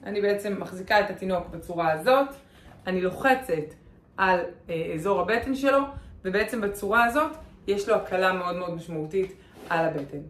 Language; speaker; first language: Hebrew; native; Hebrew